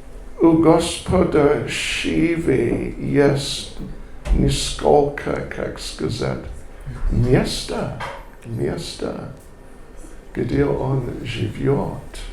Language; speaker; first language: Russian; non-native, learner; English